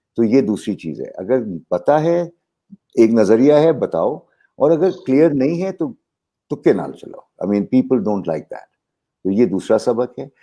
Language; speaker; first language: Urdu; native; Urdu